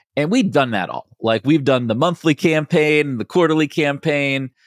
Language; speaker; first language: English; native; English